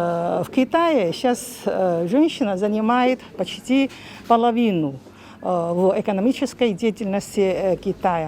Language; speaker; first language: Russian; non-native, fluent; Chinese